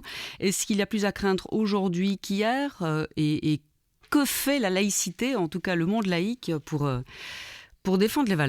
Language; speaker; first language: French; native; French